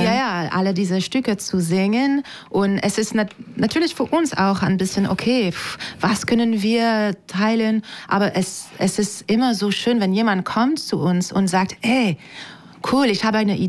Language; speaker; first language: German; non-native, fluent; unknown